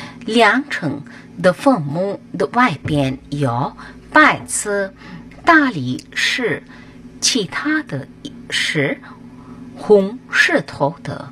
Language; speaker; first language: Chinese; non-native, learner; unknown